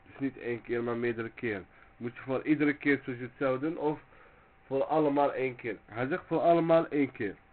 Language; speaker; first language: Dutch; early bilingual, other home language; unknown